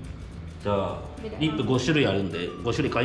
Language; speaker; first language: Japanese; native; Japanese